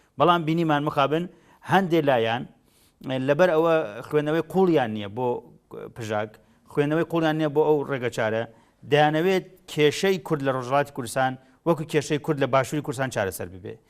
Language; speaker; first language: Central Kurdish; non-native, local second language; Gurani